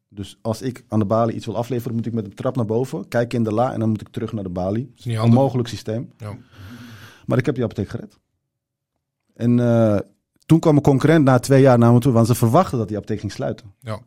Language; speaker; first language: Dutch; early bilingual, other home language; Turkish